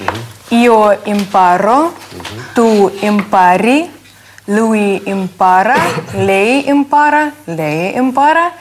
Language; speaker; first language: Italian; non-native, learner; Russian